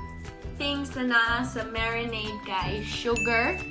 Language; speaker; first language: Cebuano; non-native, learner; English